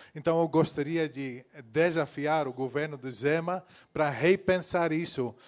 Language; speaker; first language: Portuguese; non-native, fluent; Dutch